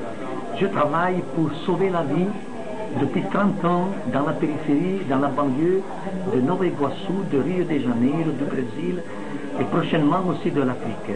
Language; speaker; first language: French; non-native, fluent; Italian